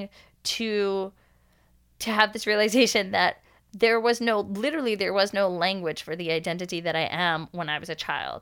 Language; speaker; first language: English; native; English